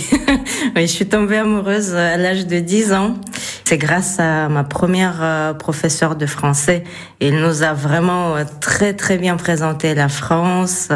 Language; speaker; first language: French; non-native, fluent; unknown